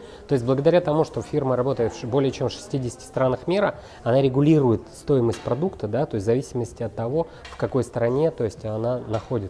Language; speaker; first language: Russian; native; Russian